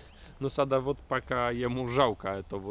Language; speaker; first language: Russian; non-native, fluent; Polish